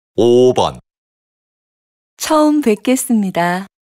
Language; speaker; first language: Korean; non-native, fluent; Arabic